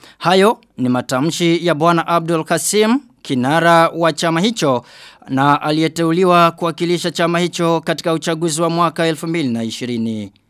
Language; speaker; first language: Swahili; non-native, local second language; Rundi